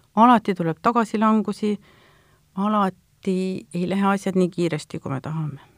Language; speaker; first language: Estonian; native; Estonian